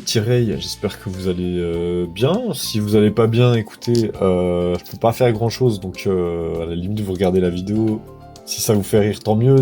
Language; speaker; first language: French; native; French